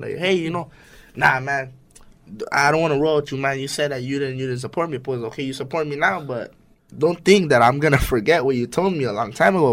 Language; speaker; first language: English; native; English